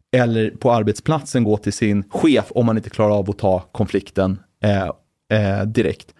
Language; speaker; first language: Swedish; native; Swedish